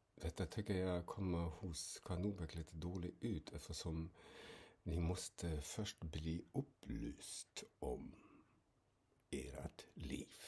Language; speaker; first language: Swedish; non-native, fluent; German